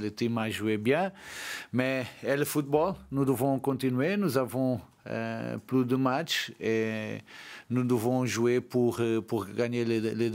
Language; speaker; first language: French; non-native, learner; Portuguese